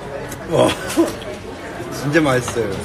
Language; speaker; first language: Korean; non-native, learner; Cantonese